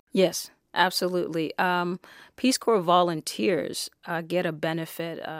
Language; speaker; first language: English; native; English